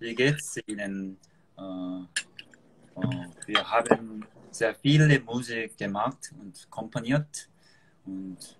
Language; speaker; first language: German; non-native, learner; Korean